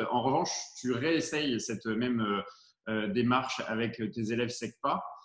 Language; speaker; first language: French; native; French